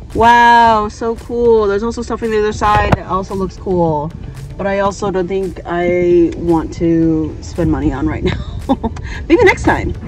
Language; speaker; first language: English; native; English